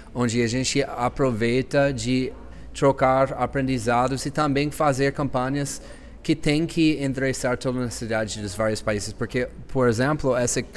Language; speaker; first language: Portuguese; non-native, fluent; English